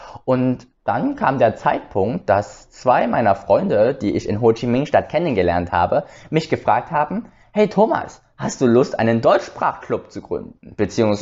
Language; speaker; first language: German; early bilingual, other home language; Vietnamese